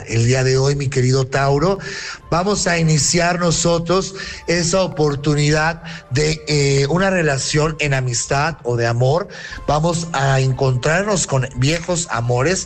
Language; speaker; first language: Spanish; native; Spanish